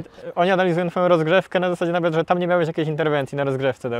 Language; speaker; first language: Polish; native; Polish